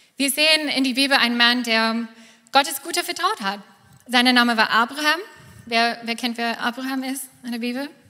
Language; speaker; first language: German; non-native, fluent; English